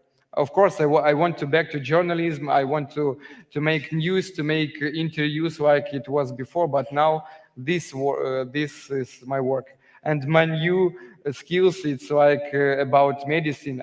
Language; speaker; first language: English; non-native, learner; Ukrainian